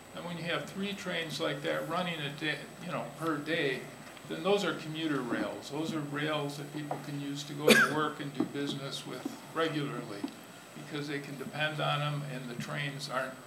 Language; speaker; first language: English; native; English